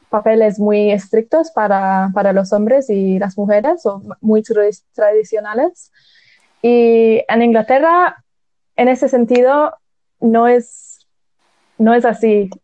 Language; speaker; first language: Spanish; non-native, fluent; English